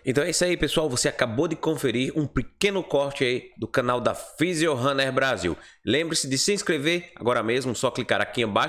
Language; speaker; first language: Portuguese; native; Portuguese